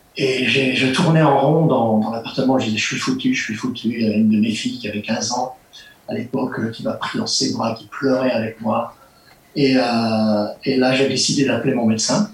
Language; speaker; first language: French; native; French